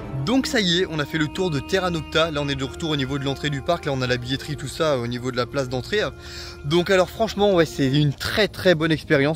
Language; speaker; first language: French; native; French